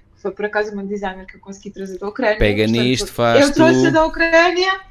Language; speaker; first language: Portuguese; early bilingual, other home language; Ukrainian